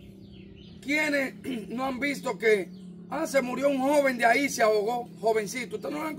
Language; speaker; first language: Spanish; native; Spanish